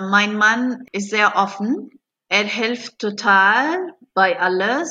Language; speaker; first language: German; non-native, fluent; Arabic